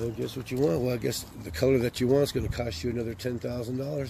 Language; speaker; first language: English; native; English